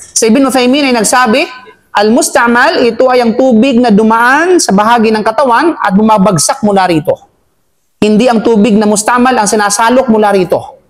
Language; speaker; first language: Filipino; native; Filipino